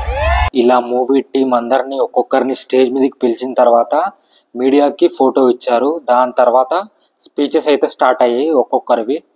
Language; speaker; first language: Telugu; native; Telugu